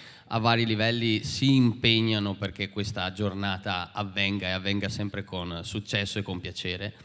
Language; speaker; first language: Italian; native; Italian